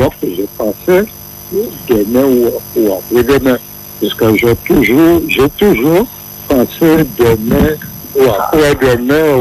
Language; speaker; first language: French; non-native, local second language; Guadeloupean Creole French